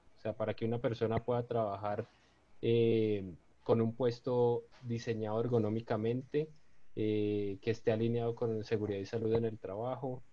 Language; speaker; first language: Spanish; native; Spanish